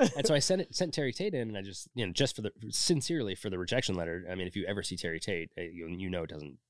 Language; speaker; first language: English; native; English